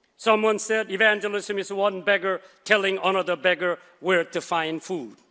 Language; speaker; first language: English; non-native, fluent; Korean